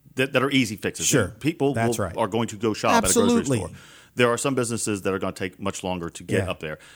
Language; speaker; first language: English; native; English